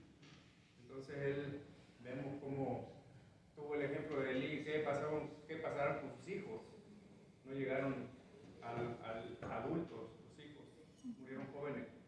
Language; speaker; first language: Spanish; native; Spanish